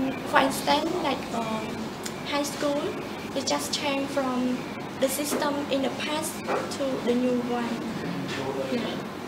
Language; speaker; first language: English; non-native, learner; Khmer